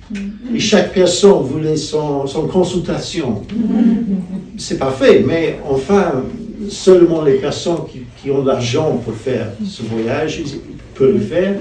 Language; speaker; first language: French; non-native, fluent; English